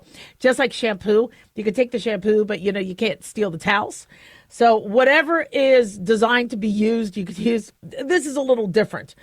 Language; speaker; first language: English; native; English